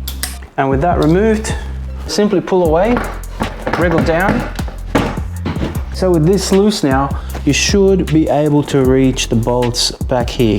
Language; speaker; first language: English; native; English